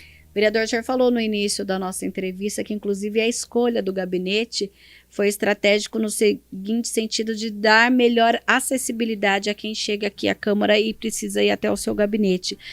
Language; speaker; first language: Portuguese; native; Portuguese